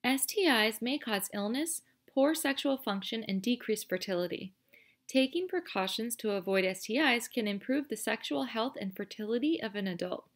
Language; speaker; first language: English; native; English